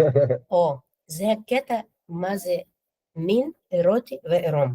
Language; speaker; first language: Hebrew; non-native, fluent; Russian